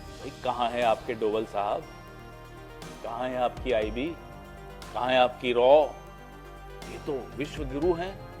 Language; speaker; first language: Hindi; native; Hindi